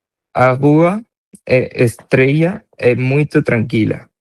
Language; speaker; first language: Portuguese; non-native, learner; Spanish